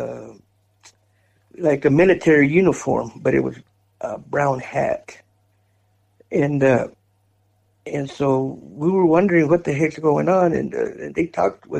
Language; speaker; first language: English; native; English